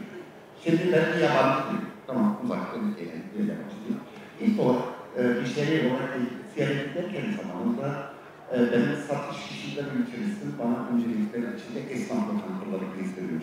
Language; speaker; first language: Turkish; non-native, learner; German